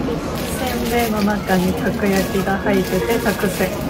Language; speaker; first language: Japanese; non-native, fluent; Korean